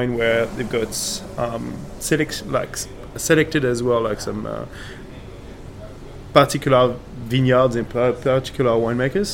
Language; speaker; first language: English; non-native, fluent; French